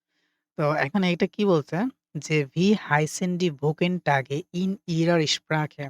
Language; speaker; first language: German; non-native, fluent; Bangla